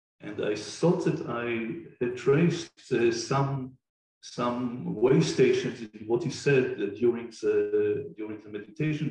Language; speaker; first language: English; non-native, fluent; Hebrew